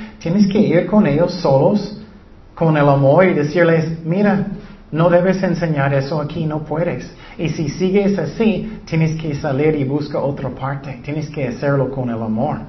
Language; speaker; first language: Spanish; non-native, learner; English